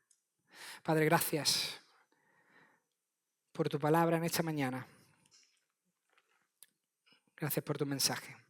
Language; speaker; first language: Spanish; native; Spanish